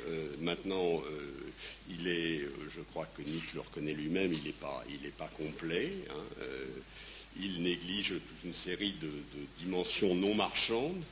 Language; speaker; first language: French; native; French